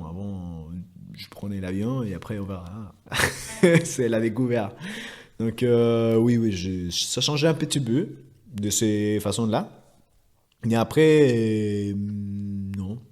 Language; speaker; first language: French; non-native, fluent; Spanish